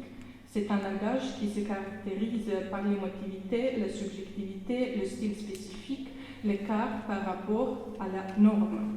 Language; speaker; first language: French; non-native, fluent; Serbian